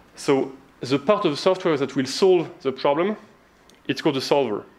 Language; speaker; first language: English; non-native, fluent; French